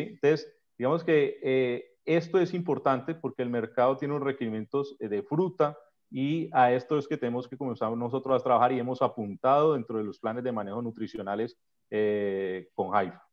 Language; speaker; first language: Spanish; native; Spanish